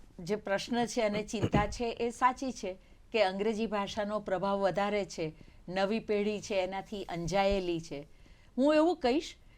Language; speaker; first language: Gujarati; native; Gujarati